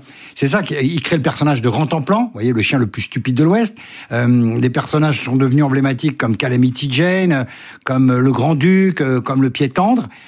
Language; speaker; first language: French; native; French